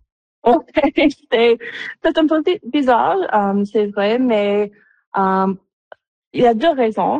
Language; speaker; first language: French; non-native, local second language; English